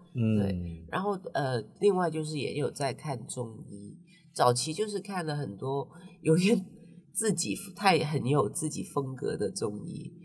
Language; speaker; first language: Chinese; non-native, local second language; Cantonese